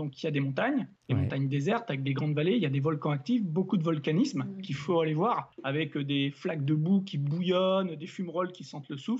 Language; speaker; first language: French; native; French